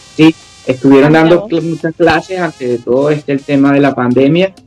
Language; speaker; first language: Spanish; native; Spanish